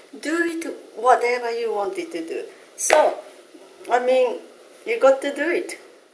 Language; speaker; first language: English; non-native, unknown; Japanese